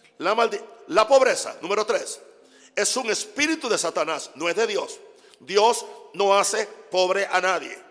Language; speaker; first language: Spanish; non-native, fluent; English